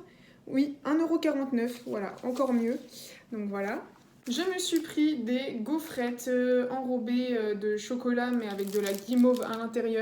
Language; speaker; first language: French; native; French